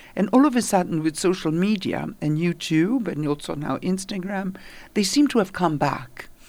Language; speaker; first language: English; non-native, fluent; Italian